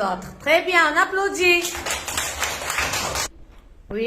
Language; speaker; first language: French; non-native, local second language; Rundi